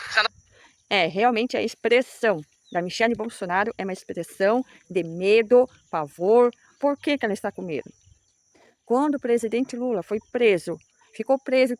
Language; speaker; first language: Portuguese; native; Portuguese